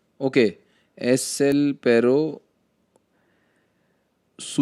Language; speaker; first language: Spanish; non-native, learner; Hindi